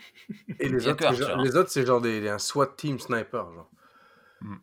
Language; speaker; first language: French; non-native, fluent; English